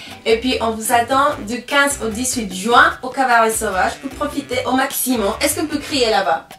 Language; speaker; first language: French; non-native, fluent; Spanish